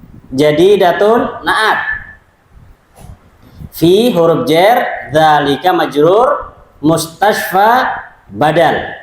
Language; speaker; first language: Arabic; non-native, fluent; Indonesian